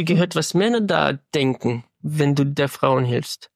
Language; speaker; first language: German; non-native, fluent; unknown